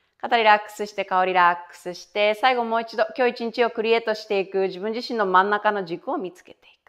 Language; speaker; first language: Japanese; native; Japanese